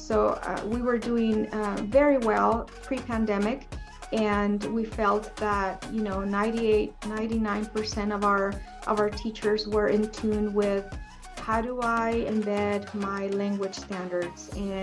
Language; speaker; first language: English; non-native, fluent; Spanish